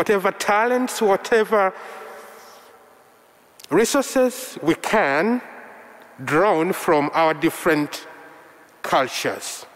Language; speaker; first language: English; non-native, local second language; Ganda